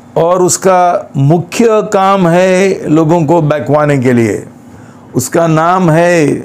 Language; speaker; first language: Hindi; non-native, local second language; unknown